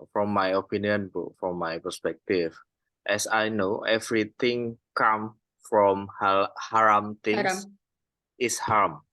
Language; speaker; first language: English; non-native, fluent; Indonesian